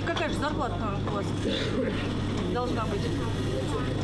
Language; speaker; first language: Russian; native; Russian